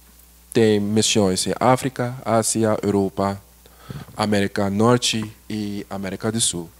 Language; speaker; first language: Portuguese; non-native, learner; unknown